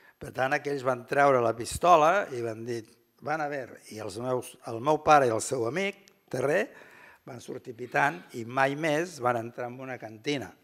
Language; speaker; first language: Catalan; early bilingual, heritage; Catalan